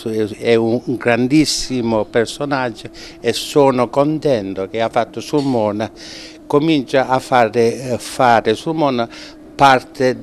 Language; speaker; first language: Italian; non-native, fluent; English